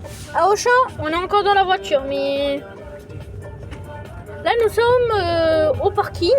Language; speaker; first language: French; early bilingual, other home language; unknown